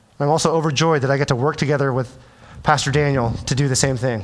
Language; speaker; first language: English; early bilingual, other home language; Chinese